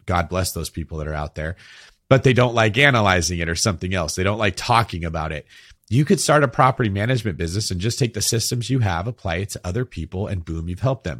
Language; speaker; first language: English; native; English